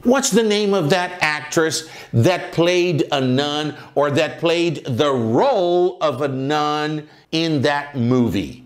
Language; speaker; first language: English; non-native, fluent; Portuguese